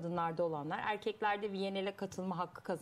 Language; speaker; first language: Turkish; native; Turkish